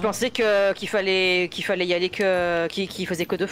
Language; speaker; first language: French; native; French